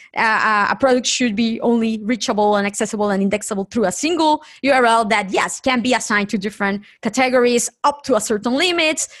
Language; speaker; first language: English; non-native, fluent; Spanish